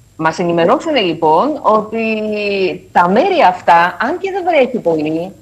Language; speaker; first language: Greek; native; Greek